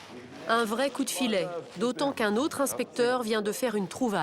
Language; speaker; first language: French; native; French